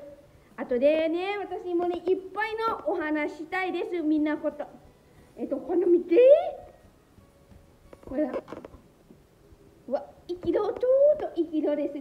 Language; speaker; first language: Japanese; non-native, learner; Lao